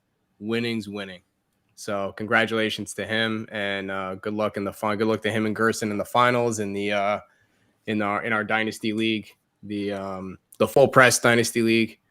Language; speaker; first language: English; native; English